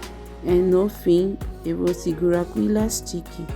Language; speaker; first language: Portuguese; non-native, learner; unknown